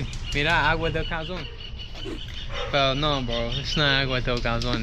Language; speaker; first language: Spanish; non-native, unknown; English